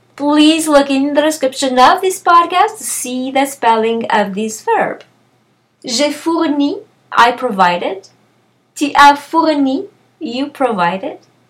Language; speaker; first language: English; native; English